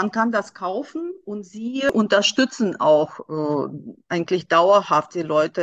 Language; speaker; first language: German; non-native, fluent; Russian